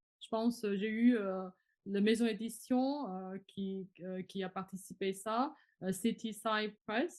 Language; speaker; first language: French; non-native, fluent; Chinese